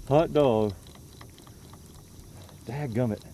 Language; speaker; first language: English; native; English